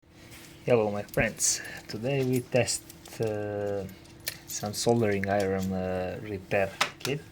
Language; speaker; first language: English; non-native, learner; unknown